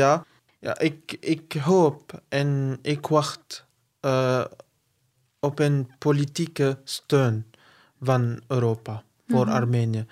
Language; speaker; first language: Dutch; non-native, fluent; Arabic